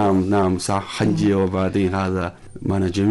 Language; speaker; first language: Arabic; non-native, learner; Chinese